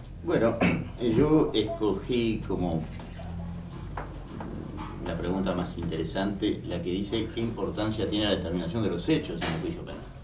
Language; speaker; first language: Spanish; native; Spanish